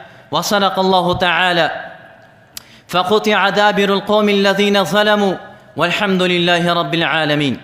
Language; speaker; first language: Arabic; non-native, fluent; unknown